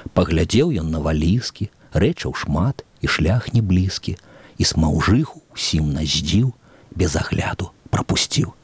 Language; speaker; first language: Belarusian; non-native, local second language; Russian